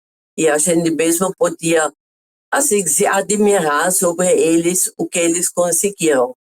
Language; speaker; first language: Portuguese; non-native, fluent; German